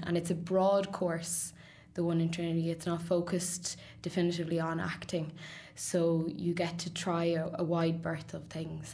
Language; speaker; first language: English; native; English